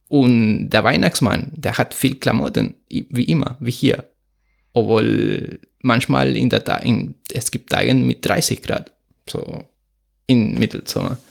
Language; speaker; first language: German; non-native, fluent; Spanish